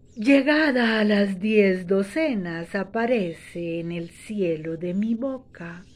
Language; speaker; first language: Spanish; native; Spanish